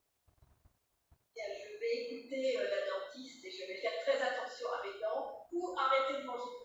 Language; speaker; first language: French; native; French